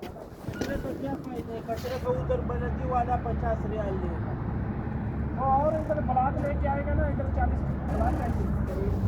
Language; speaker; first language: Hindi; non-native, learner; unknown